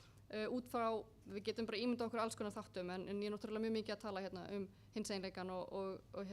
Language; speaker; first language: Icelandic; native; Icelandic